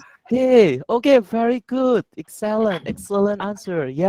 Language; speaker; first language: English; non-native, learner; Indonesian